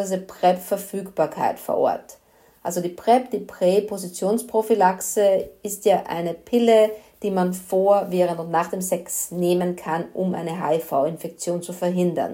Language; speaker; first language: German; native; German